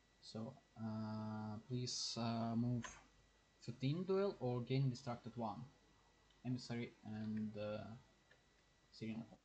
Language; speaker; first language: English; non-native, learner; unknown